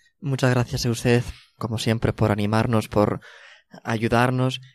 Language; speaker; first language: Spanish; native; Spanish